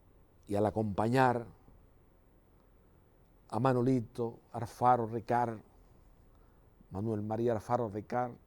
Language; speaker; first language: Spanish; native; Spanish